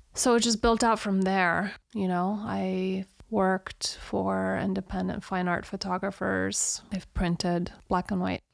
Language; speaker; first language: English; early bilingual, other home language; Romanian